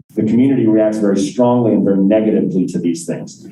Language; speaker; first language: English; native; English